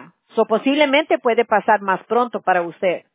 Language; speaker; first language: Spanish; early bilingual, heritage; Spanish